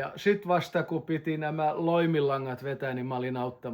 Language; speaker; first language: Finnish; native; Finnish